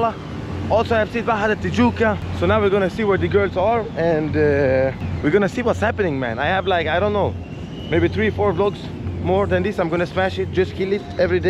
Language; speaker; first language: English; non-native, fluent; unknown